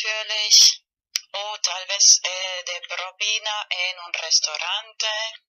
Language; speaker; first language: Spanish; non-native, fluent; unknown